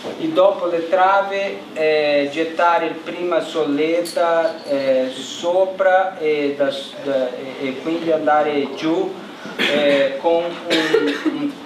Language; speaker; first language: Italian; non-native, learner; Portuguese